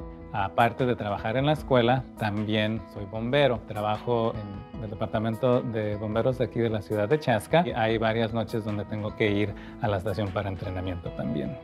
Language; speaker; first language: Spanish; early bilingual, heritage; Spanish